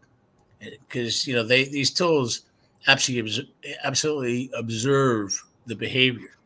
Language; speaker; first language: English; native; English